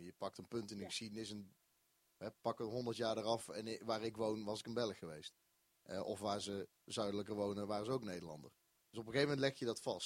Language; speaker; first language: Dutch; native; Dutch